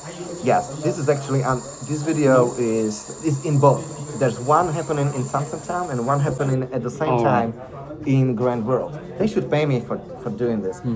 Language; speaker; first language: English; non-native, fluent; Slovak